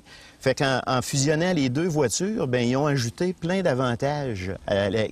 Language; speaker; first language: French; native; French